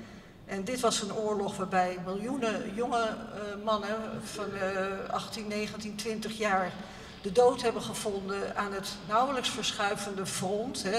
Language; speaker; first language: Dutch; native; Dutch